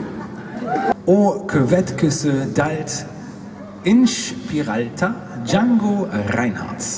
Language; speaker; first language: Hungarian; non-native, learner; German